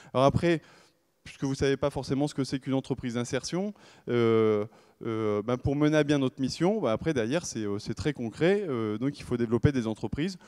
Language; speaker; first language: French; native; French